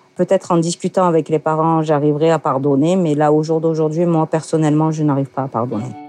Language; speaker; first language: French; native; French